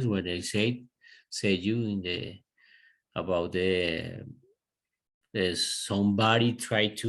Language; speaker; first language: English; non-native, learner; Spanish